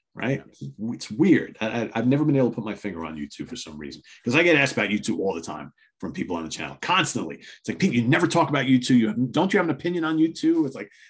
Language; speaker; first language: English; native; English